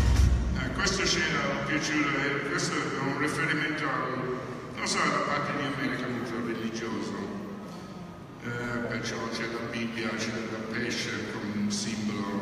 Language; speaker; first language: Italian; non-native, fluent; English